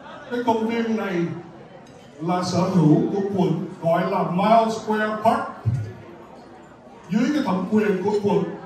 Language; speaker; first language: Vietnamese; early bilingual, heritage; Vietnamese